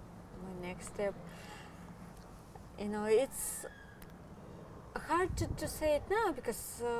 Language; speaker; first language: English; non-native, learner; Ukrainian